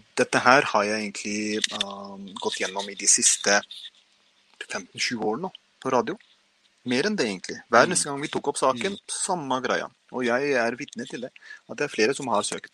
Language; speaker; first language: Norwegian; early bilingual, other home language; Urdu